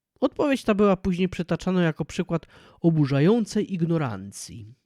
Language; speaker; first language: Polish; native; Polish